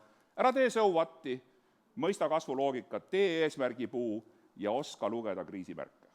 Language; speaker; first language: Estonian; native; Estonian